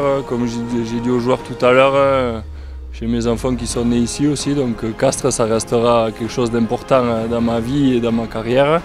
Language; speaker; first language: French; native; French